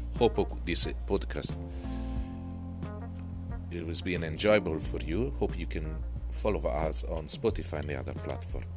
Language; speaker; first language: English; non-native, fluent; Italian